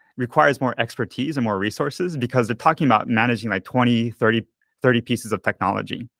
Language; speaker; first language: English; early bilingual, other home language; Japanese